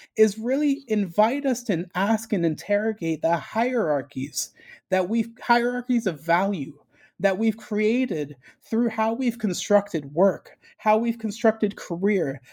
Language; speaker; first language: English; early bilingual, other home language; Spanish